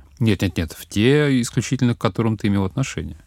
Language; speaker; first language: Russian; native; Russian